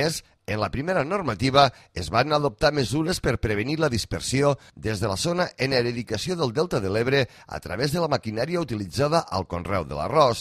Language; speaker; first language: Catalan; native; Catalan